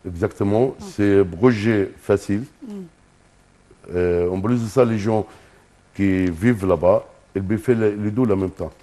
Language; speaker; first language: French; non-native, fluent; Arabic